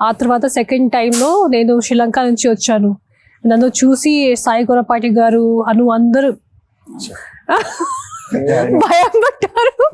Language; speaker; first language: Telugu; non-native, local second language; Hindi